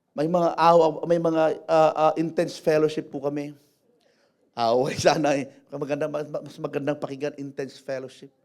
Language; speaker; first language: Filipino; non-native, local second language; Iloko